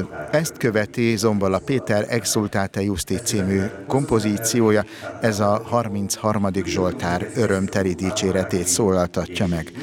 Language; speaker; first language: Hungarian; native; Hungarian